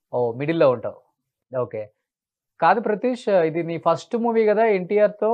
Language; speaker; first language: Telugu; native; Telugu